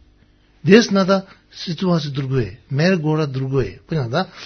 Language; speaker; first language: Russian; non-native, learner; Tibetan